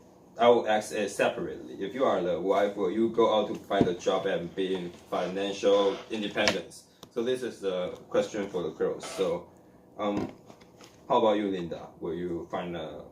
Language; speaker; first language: English; non-native, learner; Chinese